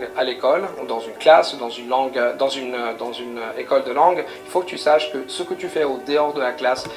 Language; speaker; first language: French; non-native, fluent; Italian